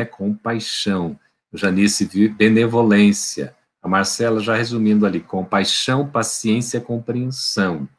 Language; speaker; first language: Portuguese; native; Portuguese